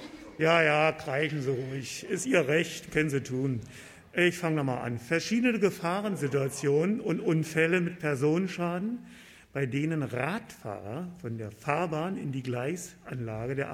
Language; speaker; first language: German; native; German